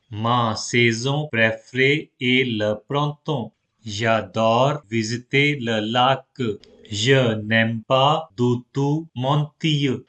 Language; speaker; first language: French; non-native, fluent; Hindi